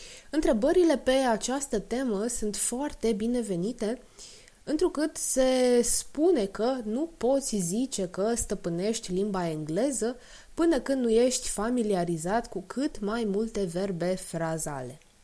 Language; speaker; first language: Romanian; native; Romanian